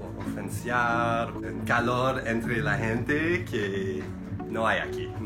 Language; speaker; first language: Spanish; non-native, learner; English